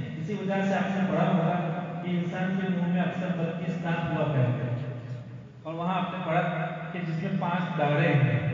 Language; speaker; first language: Urdu; non-native, local second language; Gujarati